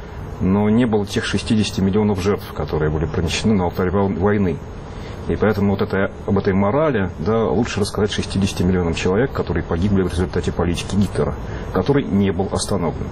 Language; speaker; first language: Russian; native; Russian